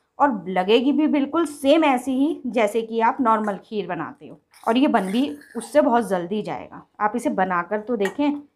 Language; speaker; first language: Hindi; native; Hindi